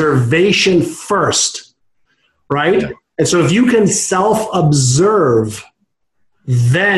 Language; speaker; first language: English; non-native, fluent; Hebrew